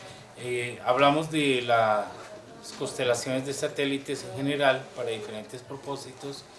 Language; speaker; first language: Spanish; native; Spanish